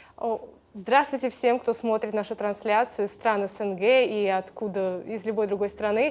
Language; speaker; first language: Russian; native; Russian